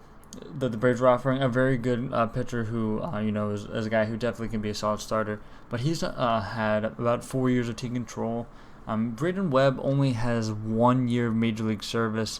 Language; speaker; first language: English; native; English